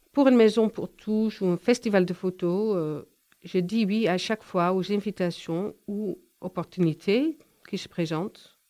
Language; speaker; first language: French; non-native, fluent; Dutch